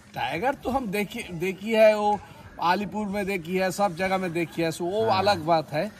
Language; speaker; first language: Hindi; non-native, local second language; Bangla